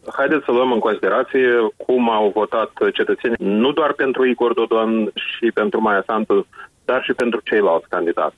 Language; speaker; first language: Romanian; native; Romanian